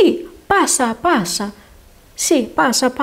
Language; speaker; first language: Spanish; non-native, fluent; Lithuanian